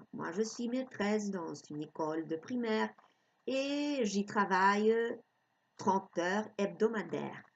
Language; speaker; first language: French; non-native, fluent; Spanish